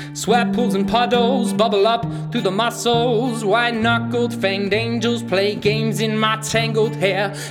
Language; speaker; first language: English; native; English